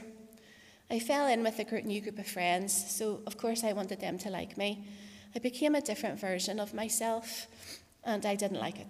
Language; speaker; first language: English; native; English